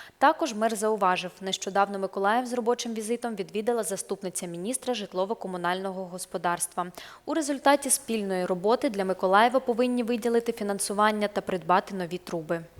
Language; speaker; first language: Ukrainian; native; Ukrainian